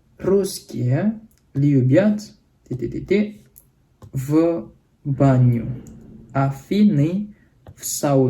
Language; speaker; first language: Russian; non-native, fluent; Indonesian